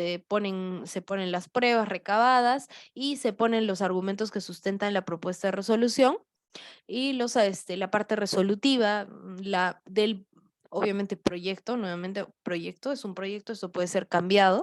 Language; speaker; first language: Spanish; native; Spanish